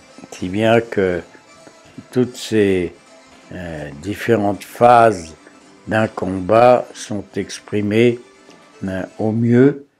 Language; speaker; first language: French; early bilingual, other home language; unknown